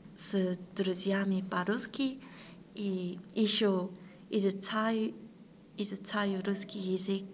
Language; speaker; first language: Russian; non-native, fluent; Korean